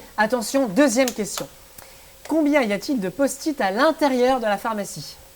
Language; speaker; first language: French; native; French